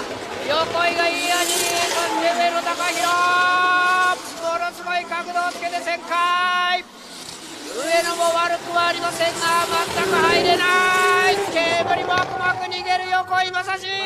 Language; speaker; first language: Japanese; native; Japanese